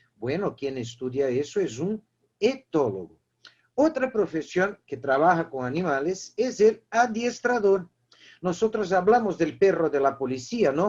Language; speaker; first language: Spanish; non-native, fluent; Portuguese